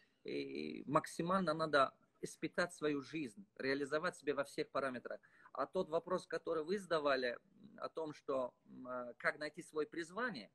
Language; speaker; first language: Russian; non-native, fluent; Tajik